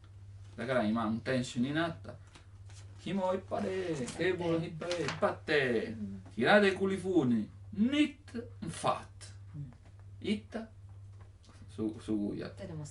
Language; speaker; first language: Japanese; non-native, learner; Italian